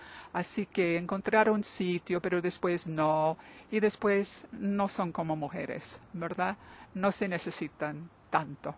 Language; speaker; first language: Spanish; non-native, fluent; English